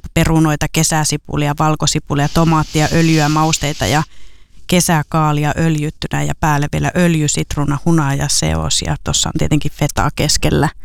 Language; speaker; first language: Finnish; native; Finnish